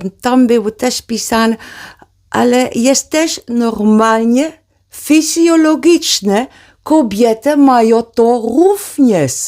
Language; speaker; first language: Polish; non-native, learner; Dutch